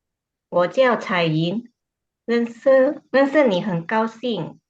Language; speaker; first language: Chinese; non-native, learner; Indonesian